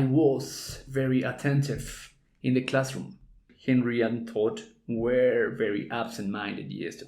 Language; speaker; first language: English; non-native, fluent; Spanish